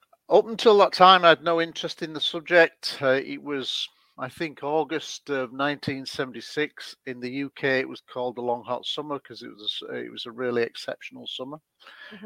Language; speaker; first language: English; native; English